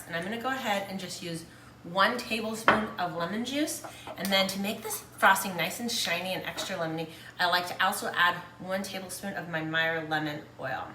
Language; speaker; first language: English; native; English